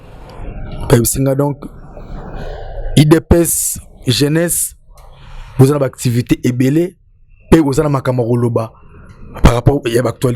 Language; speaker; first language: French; non-native, local second language; Lingala